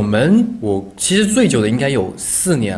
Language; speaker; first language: Chinese; native; Chinese